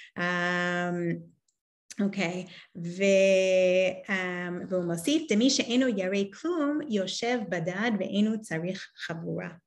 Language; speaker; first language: Hebrew; non-native, fluent; English